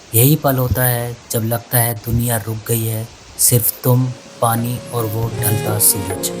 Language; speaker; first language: Hindi; native; Hindi